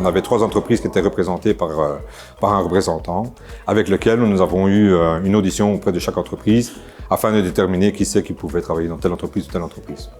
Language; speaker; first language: French; native; French